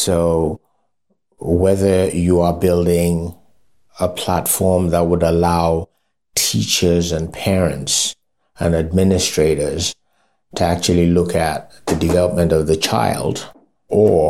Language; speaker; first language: English; non-native, local second language; Yoruba